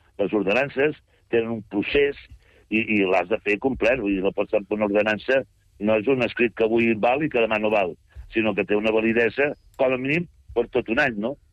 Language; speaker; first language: Catalan; native; Catalan